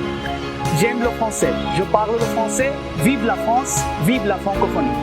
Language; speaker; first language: French; non-native, fluent; Bangla